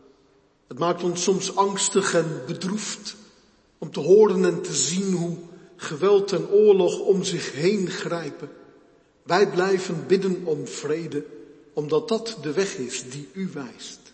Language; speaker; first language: Dutch; native; Dutch